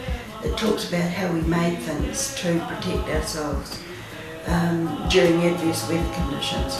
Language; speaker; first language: English; native; English